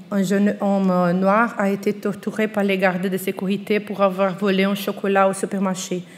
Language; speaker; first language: French; non-native, fluent; Portuguese